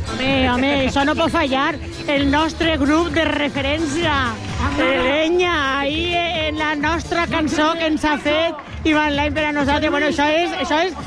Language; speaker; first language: Catalan; native; Catalan